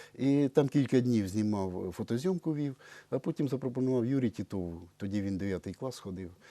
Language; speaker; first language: Ukrainian; native; Ukrainian